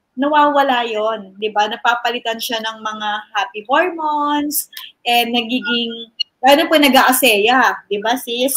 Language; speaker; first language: Filipino; native; Filipino